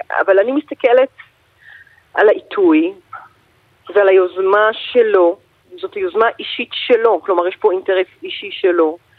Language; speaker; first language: Hebrew; native; Hebrew